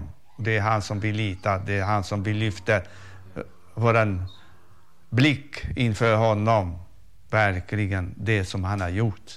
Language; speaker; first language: Swedish; non-native, fluent; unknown